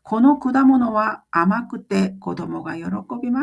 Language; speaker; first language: Japanese; non-native, fluent; Korean